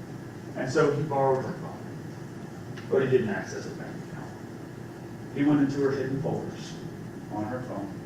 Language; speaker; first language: English; native; English